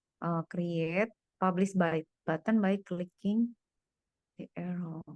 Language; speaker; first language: English; non-native, fluent; Indonesian